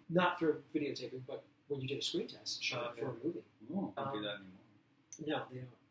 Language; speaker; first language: English; native; English